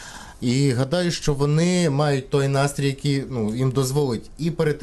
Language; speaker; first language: Ukrainian; native; Ukrainian